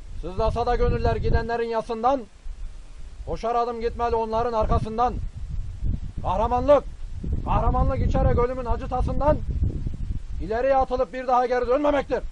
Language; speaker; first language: Turkish; native; Turkish